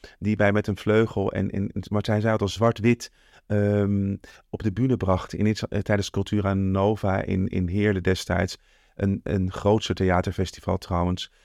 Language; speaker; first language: Dutch; native; Dutch